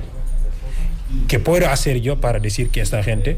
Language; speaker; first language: Spanish; non-native, fluent; Wolof